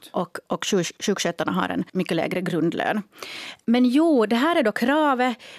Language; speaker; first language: Swedish; native; Swedish